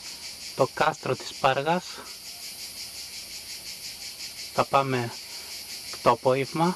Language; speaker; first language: Greek; native; Greek